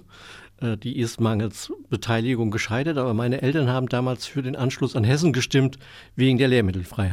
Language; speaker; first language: German; native; German